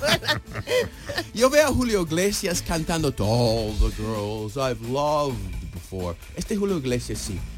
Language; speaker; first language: Spanish; non-native, fluent; English